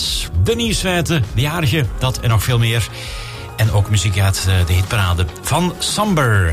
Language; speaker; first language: Dutch; native; Dutch